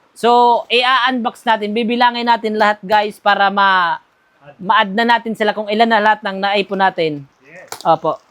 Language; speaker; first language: Filipino; non-native, local second language; Bikol